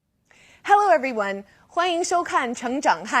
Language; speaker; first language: Chinese; non-native, fluent; English